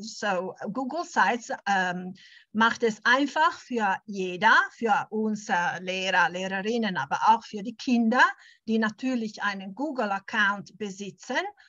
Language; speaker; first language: German; early bilingual, heritage; German